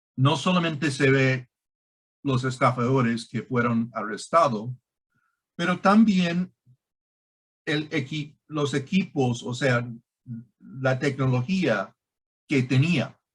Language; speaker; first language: Spanish; non-native, fluent; English